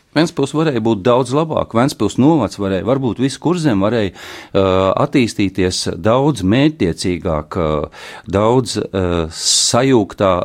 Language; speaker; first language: Latvian; native; Latvian